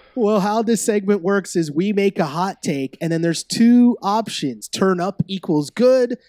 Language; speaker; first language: English; native; English